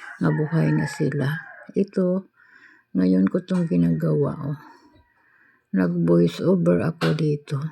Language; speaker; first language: Filipino; non-native, local second language; Cebuano